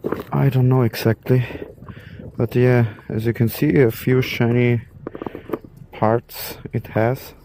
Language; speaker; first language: English; non-native, learner; German